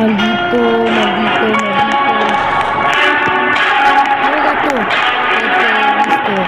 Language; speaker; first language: Spanish; native; Spanish